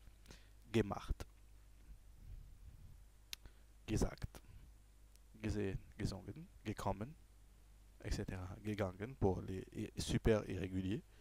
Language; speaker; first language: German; non-native, fluent; French